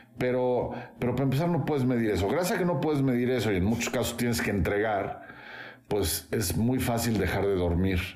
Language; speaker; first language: Spanish; native; Spanish